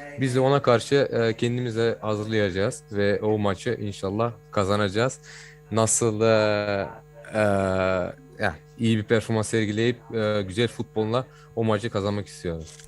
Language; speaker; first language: Turkish; early bilingual, heritage; Turkish